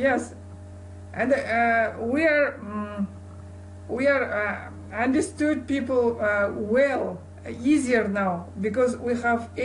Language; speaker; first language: English; non-native, learner; Kazakh